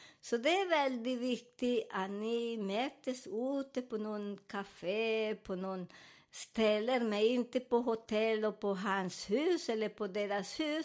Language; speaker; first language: Swedish; non-native, learner; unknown